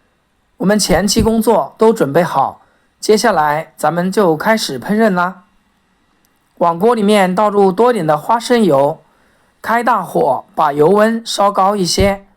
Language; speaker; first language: Chinese; native; Chinese